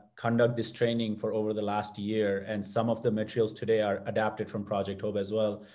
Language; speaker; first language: English; non-native, local second language; Nepali